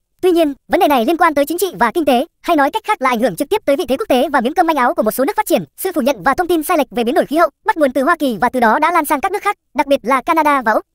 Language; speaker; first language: Vietnamese; native; Vietnamese